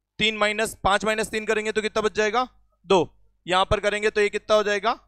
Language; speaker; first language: Hindi; native; Hindi